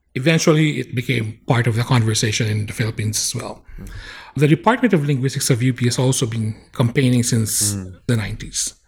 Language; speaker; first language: English; non-native, local second language; Bikol